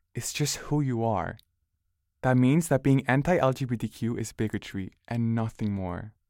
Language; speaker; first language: English; early bilingual, other home language; Spanish